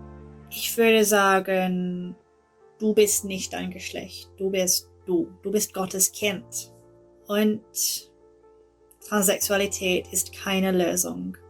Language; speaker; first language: German; non-native, learner; English